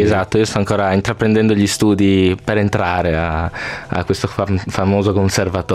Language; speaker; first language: Italian; native; Italian